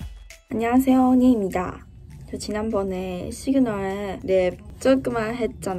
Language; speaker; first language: Korean; non-native, fluent; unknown